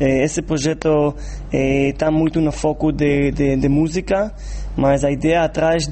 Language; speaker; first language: Portuguese; non-native, fluent; Hebrew